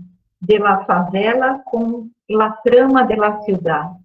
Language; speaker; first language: Spanish; non-native, learner; Portuguese